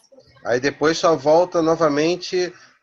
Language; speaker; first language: Portuguese; native; Portuguese